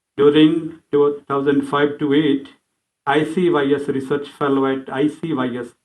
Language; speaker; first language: English; non-native, local second language; Hindi